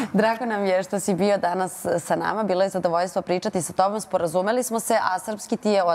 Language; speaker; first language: Bosnian; native; Bosnian